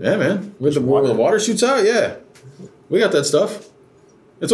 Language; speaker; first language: English; native; English